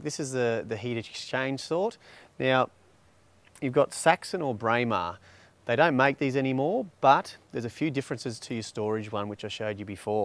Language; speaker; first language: English; native; English